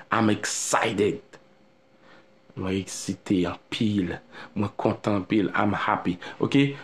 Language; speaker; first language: English; non-native, fluent; Haitian Creole